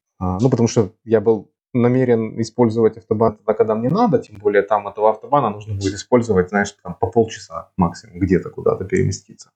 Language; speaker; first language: Russian; native; Russian